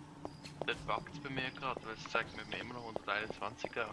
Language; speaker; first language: German; native; German